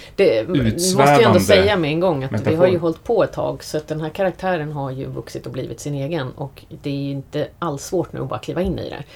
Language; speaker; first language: Swedish; early bilingual, other home language; English